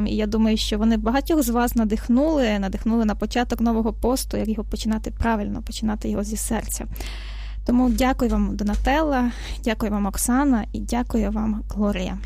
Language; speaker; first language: Ukrainian; native; Ukrainian